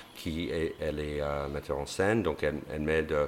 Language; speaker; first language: French; non-native, fluent; English